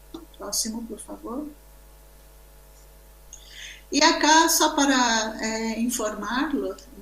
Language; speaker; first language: Spanish; non-native, learner; Portuguese